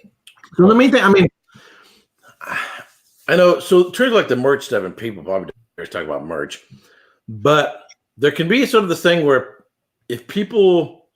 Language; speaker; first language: English; native; English